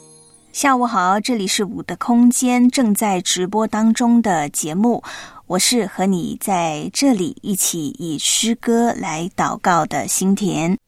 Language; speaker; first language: Chinese; native; Chinese